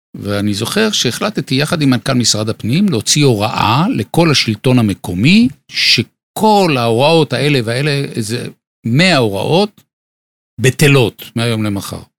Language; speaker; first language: Hebrew; native; Hebrew